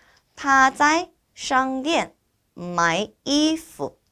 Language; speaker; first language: Chinese; non-native, fluent; Korean